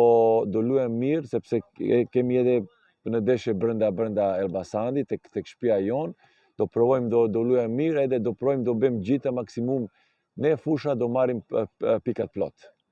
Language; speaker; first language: Albanian; non-native, learner; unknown